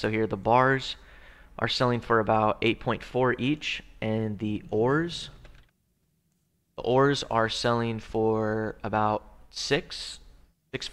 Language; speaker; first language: English; native; English